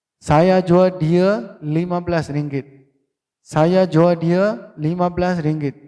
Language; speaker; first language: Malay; non-native, fluent; Burmese